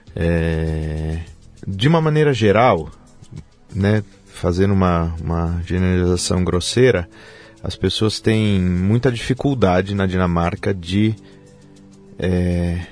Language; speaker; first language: Portuguese; native; Portuguese